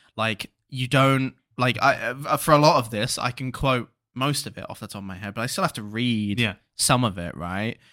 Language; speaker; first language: English; native; English